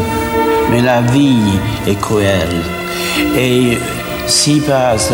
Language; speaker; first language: French; non-native, fluent; English